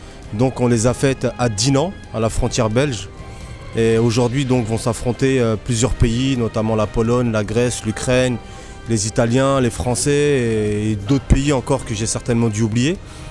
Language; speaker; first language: French; native; French